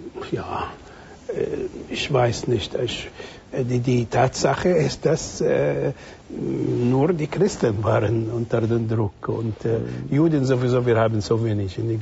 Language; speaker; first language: German; non-native, fluent; Arabic